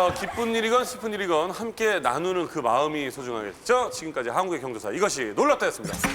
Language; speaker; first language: Korean; native; Korean